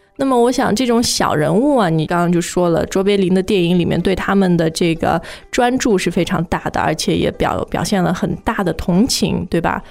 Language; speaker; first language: Chinese; native; Chinese